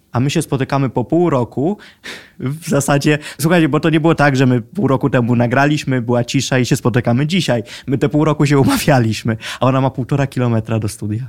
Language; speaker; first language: Polish; native; Polish